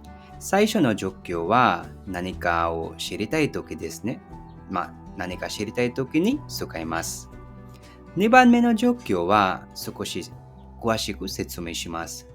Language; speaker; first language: Japanese; non-native, fluent; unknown